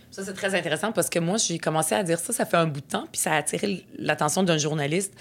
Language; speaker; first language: French; early bilingual, other home language; Arabic